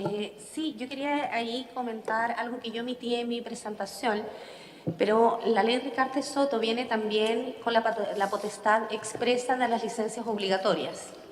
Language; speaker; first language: Spanish; native; Spanish